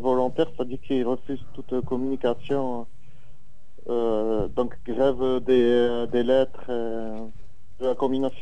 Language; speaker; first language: French; native; French